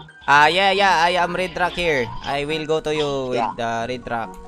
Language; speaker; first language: English; non-native, local second language; Filipino